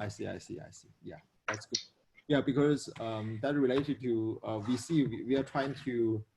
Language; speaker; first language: English; non-native, fluent; Chinese